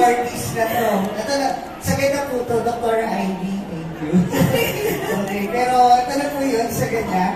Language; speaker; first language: Filipino; native; Filipino